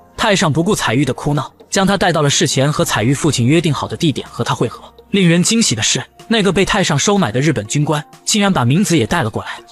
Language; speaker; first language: Chinese; native; Chinese